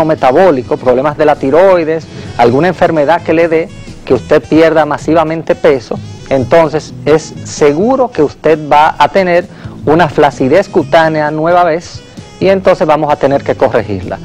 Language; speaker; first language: Spanish; native; Spanish